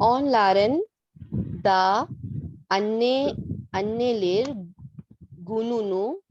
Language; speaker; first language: Turkish; non-native, learner; Urdu